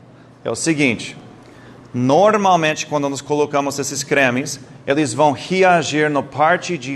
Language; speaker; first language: Portuguese; non-native, fluent; English